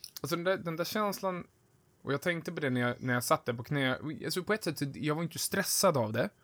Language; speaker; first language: Swedish; native; Swedish